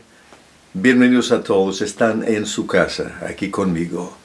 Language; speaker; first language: Spanish; non-native, fluent; English